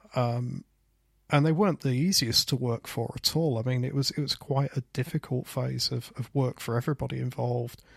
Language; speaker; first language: English; native; English